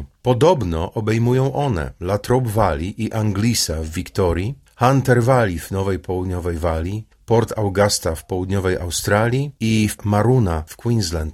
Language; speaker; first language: Polish; native; Polish